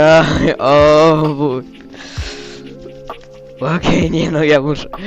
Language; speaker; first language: Polish; early bilingual, heritage; Polish